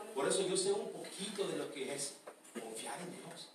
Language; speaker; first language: Spanish; early bilingual, heritage; Spanish